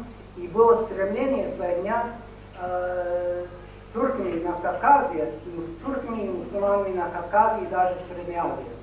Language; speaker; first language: Russian; non-native, fluent; English